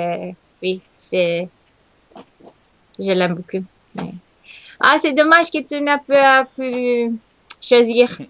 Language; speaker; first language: French; non-native, learner; Italian